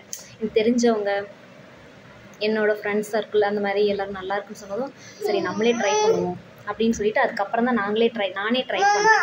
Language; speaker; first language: Tamil; native; Tamil